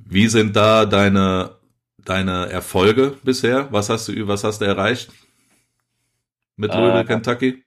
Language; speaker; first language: German; native; German